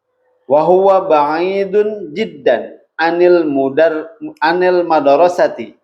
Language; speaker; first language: Arabic; non-native, learner; Indonesian